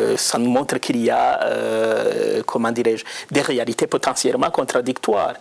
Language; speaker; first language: French; non-native, local second language; Rundi